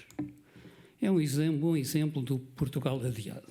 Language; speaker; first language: Portuguese; native; Portuguese